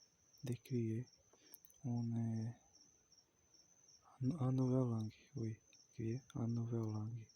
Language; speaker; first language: French; non-native, learner; Portuguese